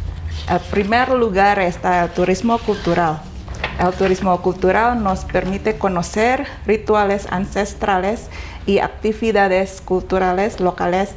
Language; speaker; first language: Spanish; non-native, fluent; Indonesian